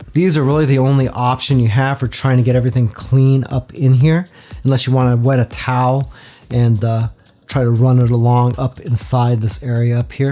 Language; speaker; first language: English; native; English